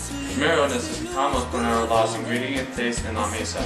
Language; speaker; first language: Spanish; non-native, learner; English